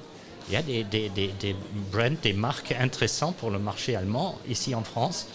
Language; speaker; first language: French; non-native, learner; German